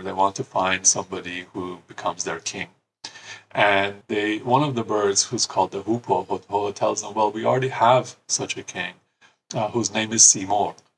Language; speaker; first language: English; early bilingual, other home language; Persian